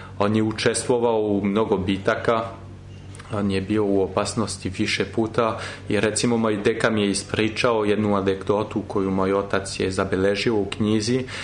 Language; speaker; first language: Serbian; non-native, fluent; French